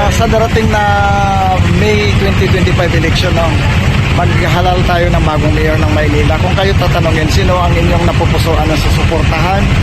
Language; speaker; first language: Filipino; native; Filipino